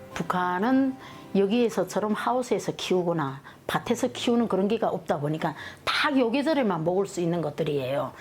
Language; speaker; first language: Korean; native; Korean